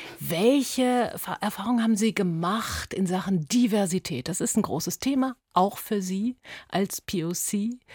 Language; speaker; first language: German; native; German